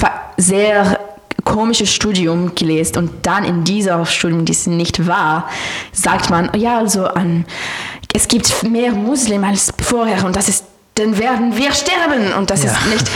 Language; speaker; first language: German; non-native, learner; French